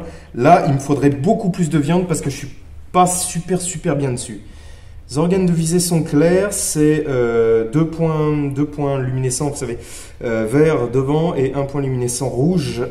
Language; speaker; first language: French; native; French